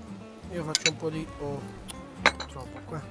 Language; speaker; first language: Italian; non-native, fluent; Maltese